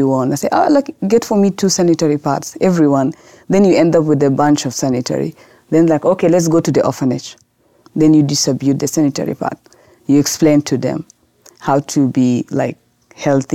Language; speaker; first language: English; non-native, fluent; Arabic